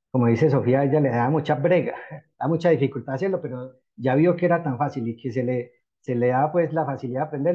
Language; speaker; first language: Spanish; native; Spanish